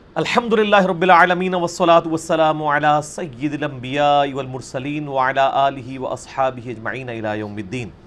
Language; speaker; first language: Urdu; non-native, local second language; Punjabi